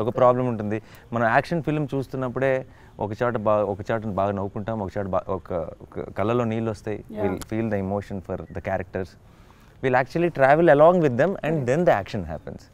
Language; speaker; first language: Telugu; native; Telugu